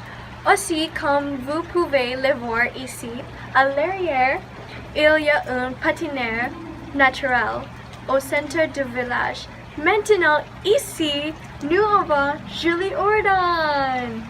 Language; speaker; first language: French; non-native, learner; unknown